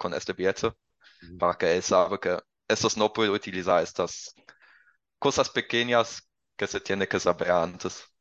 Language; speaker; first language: Spanish; non-native, learner; German